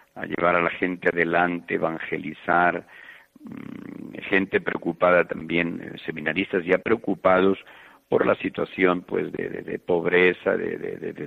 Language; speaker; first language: Spanish; native; Spanish